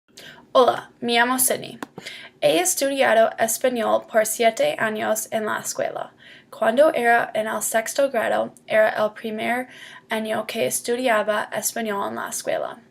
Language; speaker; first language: Spanish; non-native, learner; English